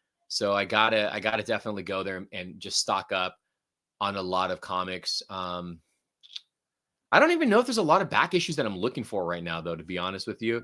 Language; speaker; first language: English; native; English